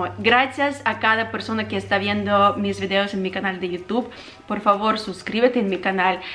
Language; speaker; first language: Spanish; non-native, fluent; Ukrainian